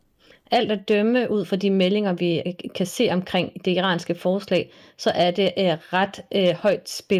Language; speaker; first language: Danish; native; Danish